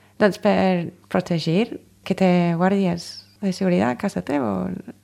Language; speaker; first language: Catalan; non-native, fluent; English